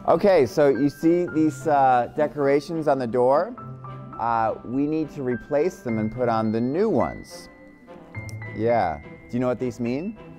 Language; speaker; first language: English; native; English